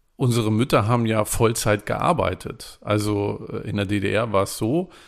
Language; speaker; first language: German; native; German